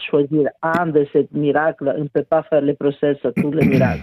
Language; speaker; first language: French; non-native, fluent; Italian